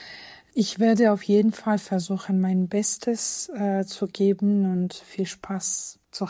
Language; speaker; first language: German; non-native, fluent; Georgian